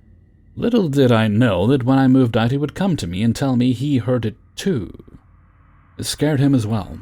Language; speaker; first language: English; native; English